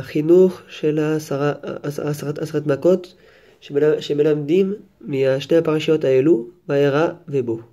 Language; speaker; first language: Hebrew; non-native, fluent; French